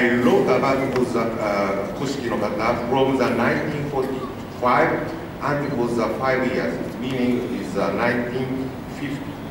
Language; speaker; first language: English; non-native, learner; Japanese